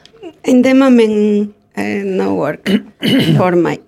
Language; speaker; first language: English; non-native, learner; Spanish